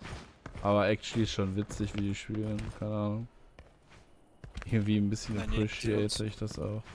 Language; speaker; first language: German; native; German